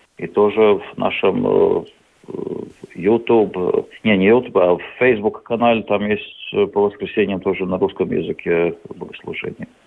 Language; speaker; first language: Russian; non-native, local second language; Latvian